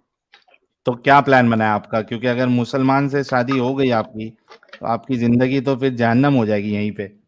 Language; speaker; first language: Hindi; native; Hindi